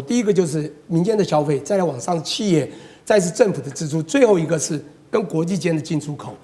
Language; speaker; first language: Chinese; native; Chinese